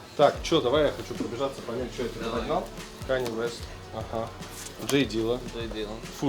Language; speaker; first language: Russian; native; Russian